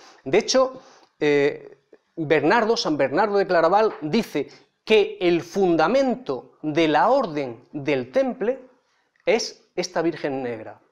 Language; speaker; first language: Spanish; native; Spanish